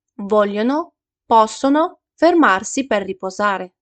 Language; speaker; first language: Italian; non-native, fluent; Ukrainian